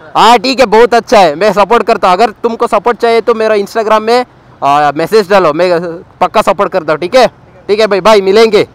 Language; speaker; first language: Hindi; non-native, local second language; Kannada